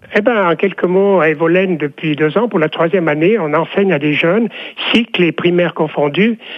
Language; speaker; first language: French; native; French